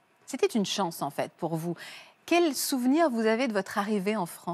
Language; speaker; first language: French; native; French